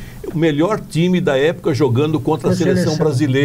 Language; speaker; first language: Portuguese; native; Portuguese